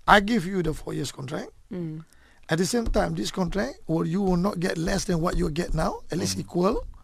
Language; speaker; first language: English; non-native, local second language; Malay